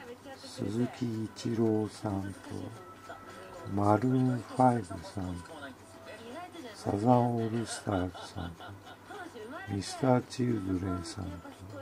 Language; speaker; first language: Japanese; native; Japanese